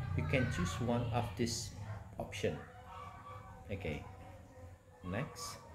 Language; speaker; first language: English; non-native, fluent; Indonesian